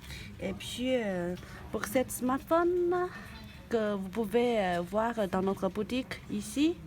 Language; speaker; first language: French; non-native, learner; Chinese